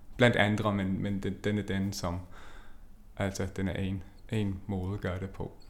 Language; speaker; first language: Danish; non-native, fluent; English